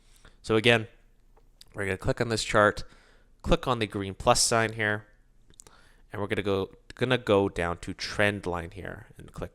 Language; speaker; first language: English; native; English